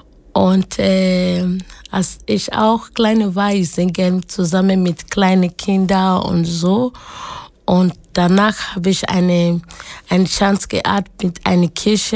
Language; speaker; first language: German; non-native, learner; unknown